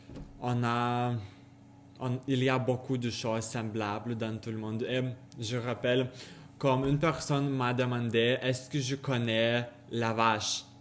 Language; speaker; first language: French; non-native, learner; Lithuanian